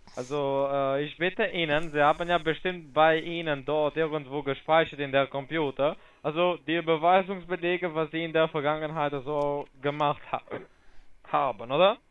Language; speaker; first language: German; non-native, fluent; Albanian